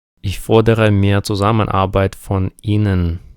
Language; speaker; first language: German; non-native, fluent; Ukrainian